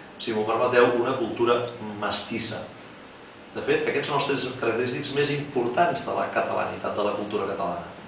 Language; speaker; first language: Catalan; native; Catalan